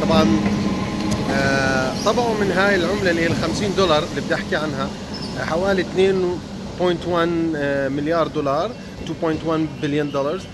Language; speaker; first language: Arabic; native; Arabic